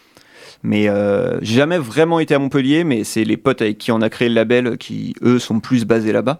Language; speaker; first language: French; native; French